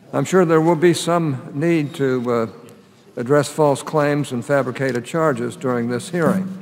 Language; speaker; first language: English; native; English